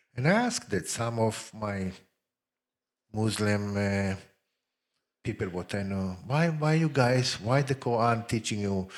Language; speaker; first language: English; non-native, fluent; Hebrew